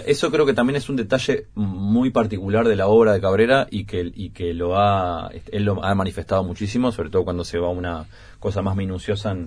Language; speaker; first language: Spanish; native; Spanish